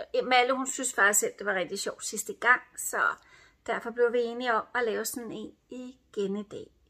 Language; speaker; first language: Danish; native; Danish